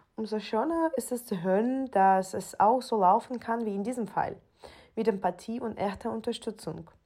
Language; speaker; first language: German; non-native, fluent; Ukrainian